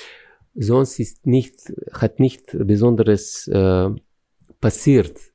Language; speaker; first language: German; non-native, fluent; Slovenian